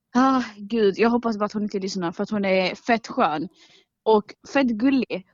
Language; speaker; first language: Swedish; native; Swedish